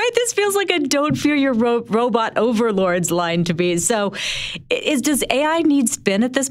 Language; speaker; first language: English; native; English